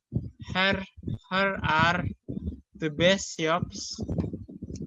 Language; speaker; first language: English; non-native, learner; Indonesian